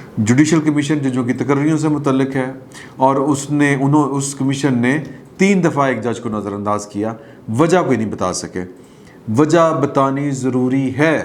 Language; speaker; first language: Urdu; non-native, local second language; Punjabi